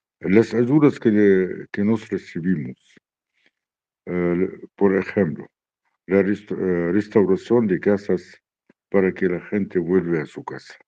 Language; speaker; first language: Spanish; non-native, learner; Arabic